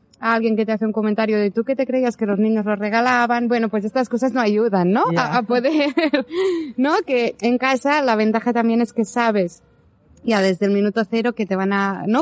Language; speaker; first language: Spanish; native; Spanish